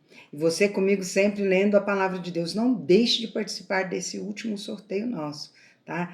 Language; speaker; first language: Portuguese; native; Portuguese